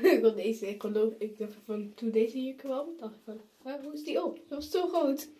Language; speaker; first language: Dutch; early bilingual, other home language; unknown